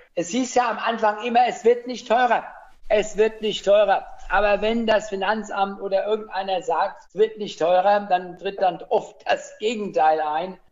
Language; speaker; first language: German; native; German